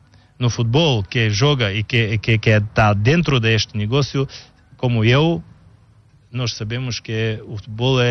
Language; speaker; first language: Portuguese; non-native, fluent; Bulgarian